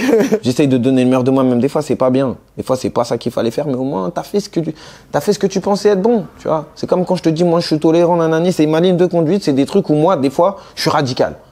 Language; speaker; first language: French; native; French